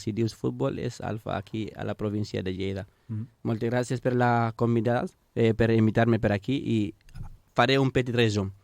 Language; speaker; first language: Catalan; non-native, fluent; Fula